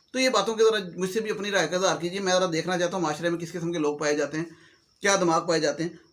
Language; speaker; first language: Urdu; non-native, local second language; Punjabi